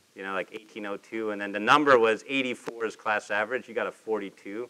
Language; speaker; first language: English; native; English